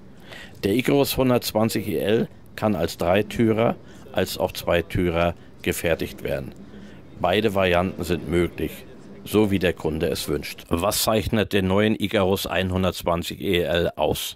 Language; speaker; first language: German; native; German